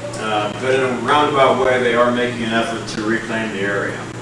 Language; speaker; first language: English; native; English